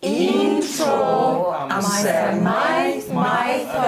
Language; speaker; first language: Welsh; non-native, learner; English